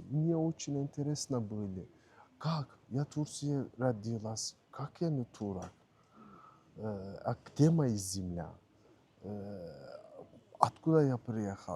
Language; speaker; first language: Russian; non-native, learner; Turkish